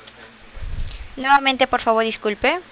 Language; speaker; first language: Spanish; native; Spanish